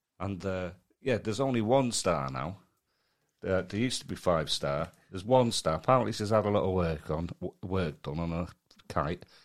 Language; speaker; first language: English; native; English